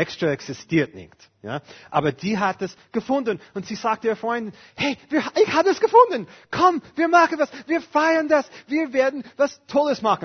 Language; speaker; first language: German; non-native, fluent; English